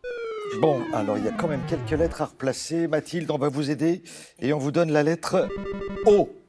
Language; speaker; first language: French; native; French